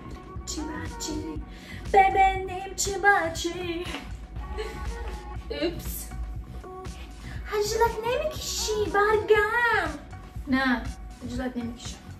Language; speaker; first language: Persian; non-native, learner; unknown